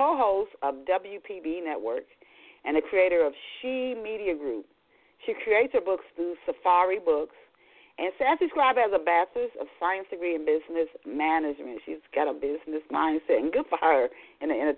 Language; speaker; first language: English; native; English